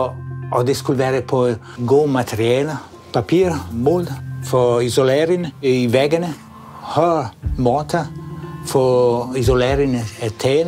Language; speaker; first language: Danish; non-native, fluent; Italian